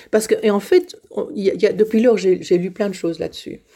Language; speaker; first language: French; native; French